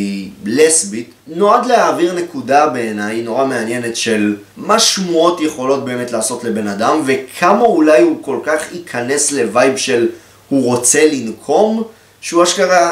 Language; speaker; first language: Hebrew; native; Hebrew